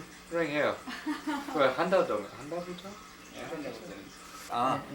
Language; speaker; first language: Korean; non-native, learner; Swedish